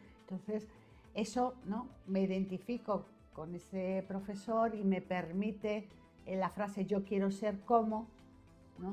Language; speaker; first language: Spanish; native; Spanish